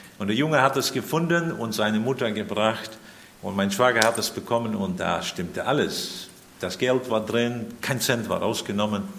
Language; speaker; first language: German; early bilingual, heritage; German